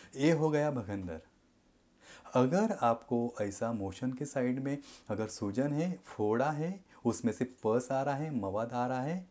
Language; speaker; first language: Hindi; non-native, local second language; Marathi